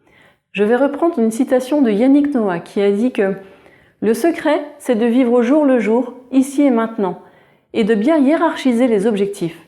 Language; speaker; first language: French; native; French